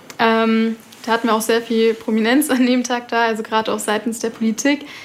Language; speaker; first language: German; early bilingual, other home language; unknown